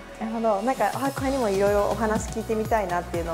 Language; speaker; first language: Japanese; native; Japanese